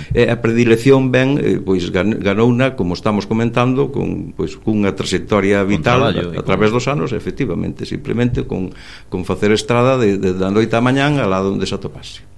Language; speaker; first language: Galician; native; Galician